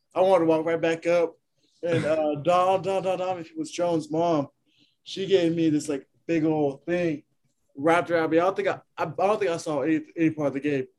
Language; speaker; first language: English; non-native, fluent; Haitian Creole